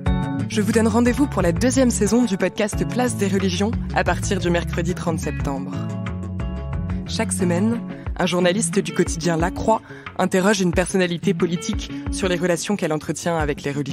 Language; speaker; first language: French; native; French